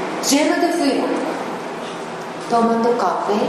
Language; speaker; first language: Spanish; non-native, learner; Japanese